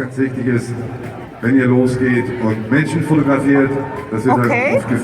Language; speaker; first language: German; native; German